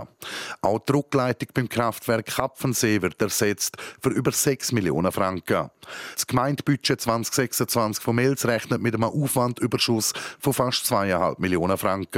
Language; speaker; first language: German; native; German